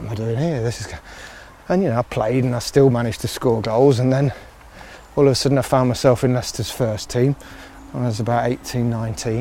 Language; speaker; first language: English; native; English